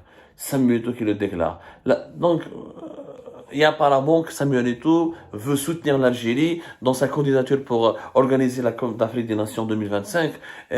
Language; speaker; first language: French; non-native, local second language; Arabic